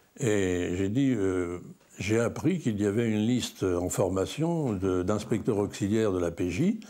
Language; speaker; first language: French; native; French